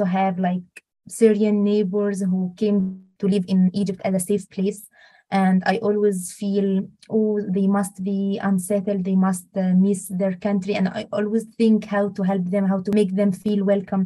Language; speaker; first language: English; non-native, fluent; Arabic